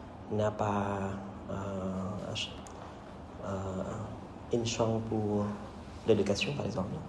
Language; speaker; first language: French; non-native, learner; Khmer